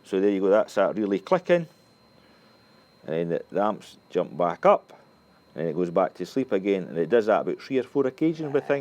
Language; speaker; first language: English; native; English